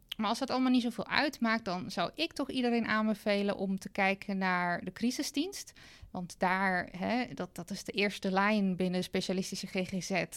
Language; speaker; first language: Dutch; non-native, fluent; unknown